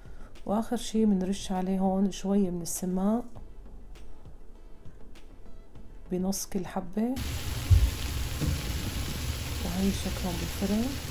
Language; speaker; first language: Arabic; native; Arabic